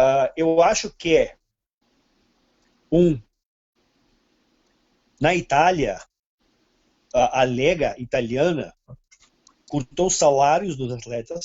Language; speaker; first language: Portuguese; non-native, fluent; Serbian